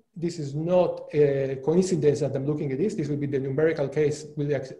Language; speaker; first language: English; non-native, fluent; Hebrew